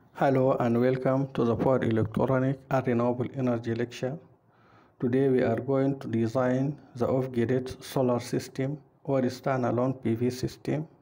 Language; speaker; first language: English; non-native, fluent; Arabic